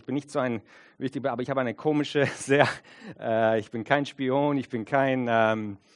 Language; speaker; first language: German; non-native, fluent; English